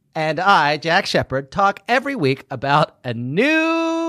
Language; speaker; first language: English; native; English